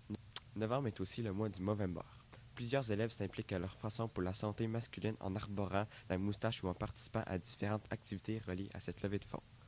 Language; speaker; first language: French; native; French